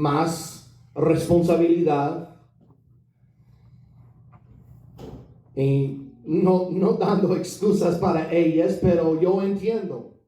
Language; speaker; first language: Spanish; non-native, fluent; English